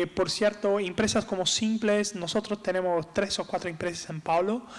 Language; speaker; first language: Spanish; non-native, learner; Portuguese